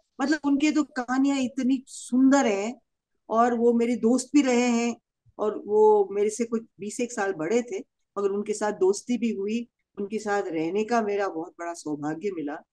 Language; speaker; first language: Hindi; non-native, local second language; Tamil